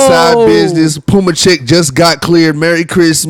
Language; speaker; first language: English; native; English